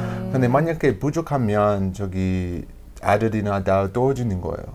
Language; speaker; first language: Korean; non-native, learner; English